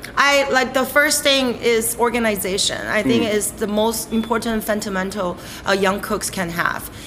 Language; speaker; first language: English; non-native, fluent; Chinese